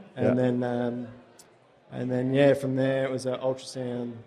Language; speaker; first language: English; native; English